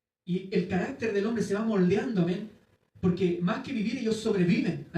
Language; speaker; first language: Spanish; native; Spanish